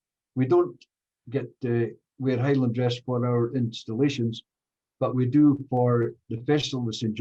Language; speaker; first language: English; native; English